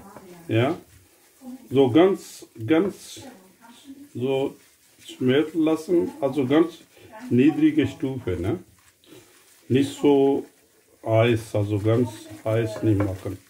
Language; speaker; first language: German; non-native, fluent; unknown